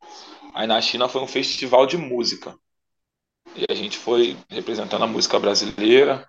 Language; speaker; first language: Portuguese; native; Portuguese